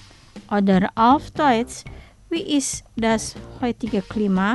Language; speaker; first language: German; non-native, fluent; Indonesian